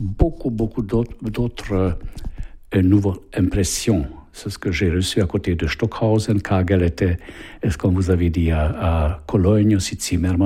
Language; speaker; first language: French; non-native, fluent; Hungarian